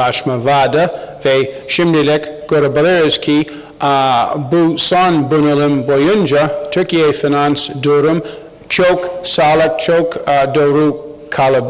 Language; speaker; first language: Turkish; non-native, learner; English